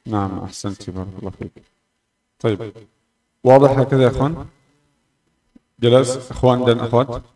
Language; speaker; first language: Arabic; non-native, fluent; Indonesian